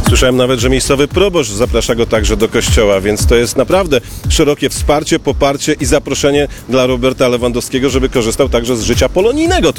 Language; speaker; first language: Polish; native; Polish